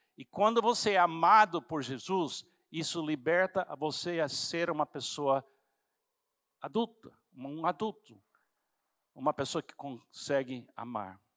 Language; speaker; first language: Portuguese; non-native, fluent; English